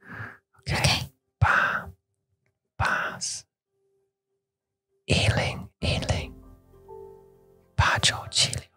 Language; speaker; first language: Chinese; non-native, learner; English